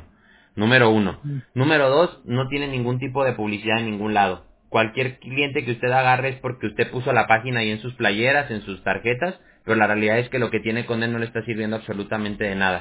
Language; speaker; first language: Spanish; native; Spanish